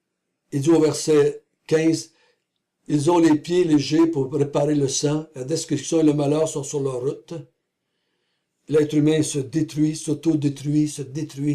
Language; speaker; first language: French; native; French